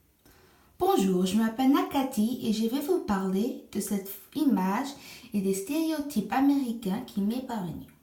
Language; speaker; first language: French; non-native, fluent; English